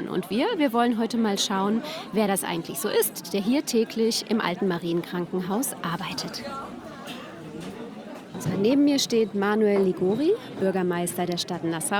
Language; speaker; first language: German; native; German